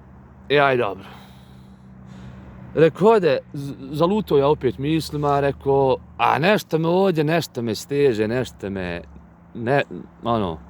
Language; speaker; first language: Bosnian; native; Bosnian